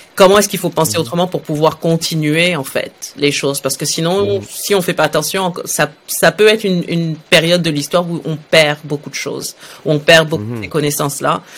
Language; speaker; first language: French; early bilingual, other home language; Arabic